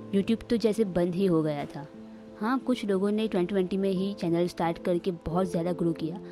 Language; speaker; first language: Hindi; non-native, local second language; Marathi